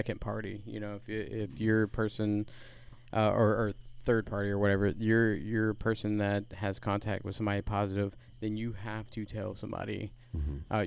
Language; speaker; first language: English; native; English